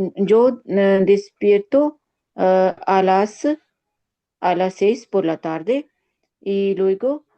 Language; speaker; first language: Spanish; non-native, learner; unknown